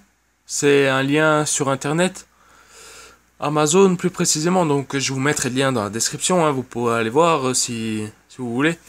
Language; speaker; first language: French; native; French